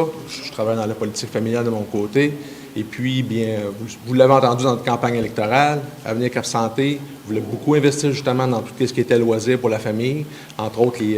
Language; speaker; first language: French; native; French